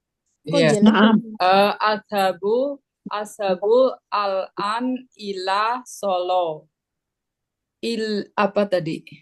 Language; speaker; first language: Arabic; non-native, learner; Indonesian